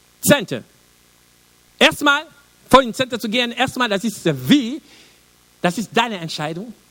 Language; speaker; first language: German; non-native, learner; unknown